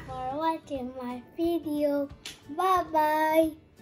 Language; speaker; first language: English; early bilingual, other home language; Indonesian